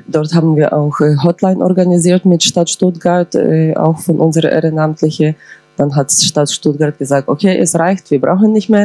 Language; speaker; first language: German; non-native, fluent; Ukrainian